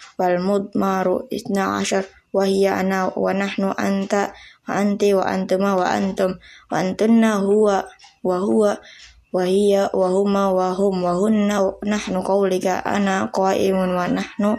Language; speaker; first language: Arabic; non-native, learner; Indonesian